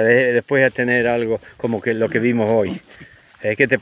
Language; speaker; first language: Spanish; native; Spanish